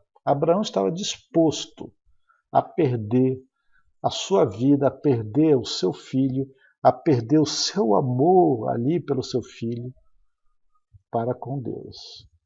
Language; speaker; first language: Portuguese; native; Portuguese